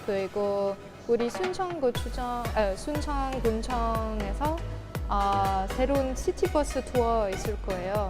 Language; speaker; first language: Korean; non-native, learner; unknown